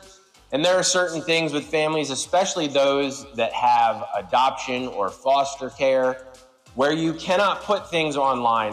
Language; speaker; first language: English; native; English